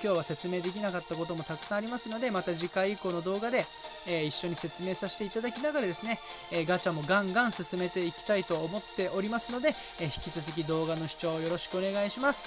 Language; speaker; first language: Japanese; native; Japanese